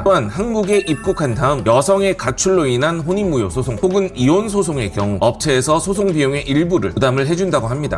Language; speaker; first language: Korean; native; Korean